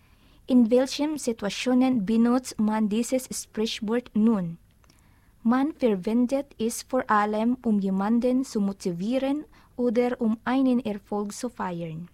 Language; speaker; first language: German; non-native, learner; Filipino